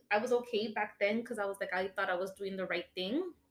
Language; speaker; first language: English; early bilingual, other home language; Spanish